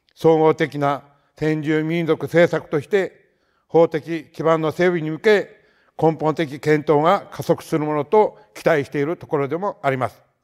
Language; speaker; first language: Japanese; native; Japanese